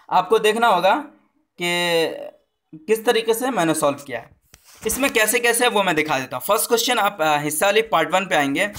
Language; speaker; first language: Hindi; native; Hindi